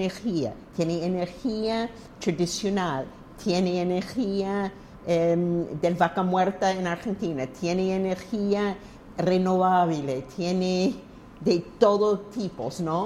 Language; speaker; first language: Spanish; non-native, fluent; English